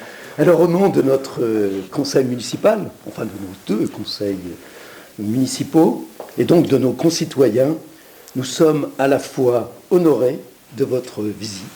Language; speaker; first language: French; native; French